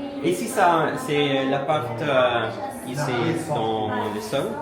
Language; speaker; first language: French; non-native, learner; Italian